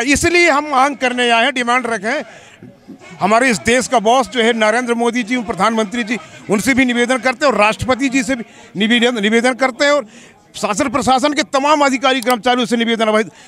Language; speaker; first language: Hindi; native; Hindi